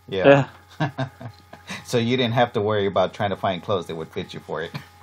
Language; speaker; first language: English; native; English